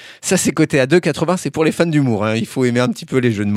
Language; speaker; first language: French; native; French